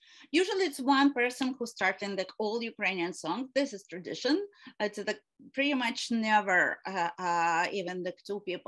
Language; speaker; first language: English; non-native, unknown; Ukrainian